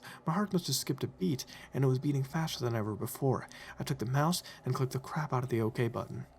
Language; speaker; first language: English; native; English